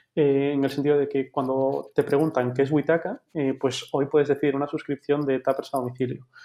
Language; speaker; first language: Spanish; native; Spanish